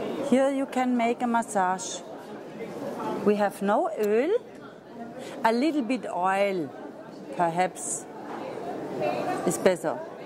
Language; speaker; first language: English; non-native, learner; German